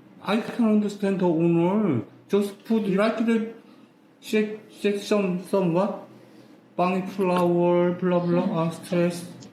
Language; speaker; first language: English; non-native, learner; Korean